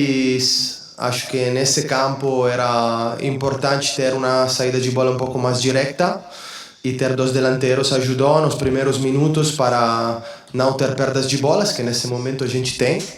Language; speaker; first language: Portuguese; non-native, fluent; Spanish